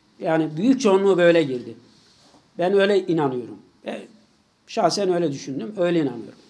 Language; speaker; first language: Turkish; native; Turkish